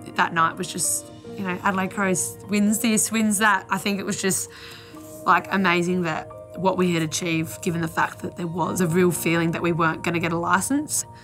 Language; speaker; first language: English; native; English